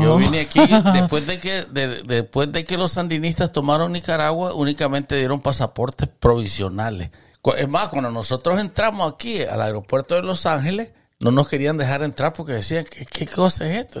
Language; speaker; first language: Spanish; native; Spanish